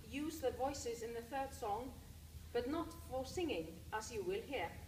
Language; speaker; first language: English; non-native, fluent; Icelandic